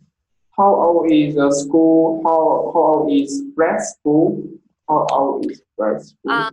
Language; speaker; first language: English; non-native, learner; Vietnamese